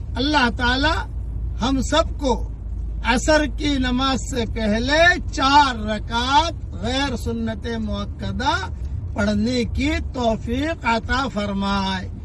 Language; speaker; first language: Urdu; non-native, local second language; Gujarati